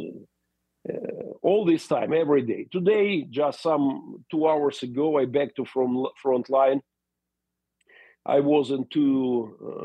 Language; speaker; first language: English; non-native, learner; Russian